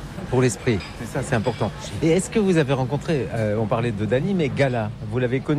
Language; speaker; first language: French; native; French